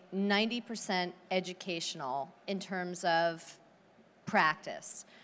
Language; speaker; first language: English; native; English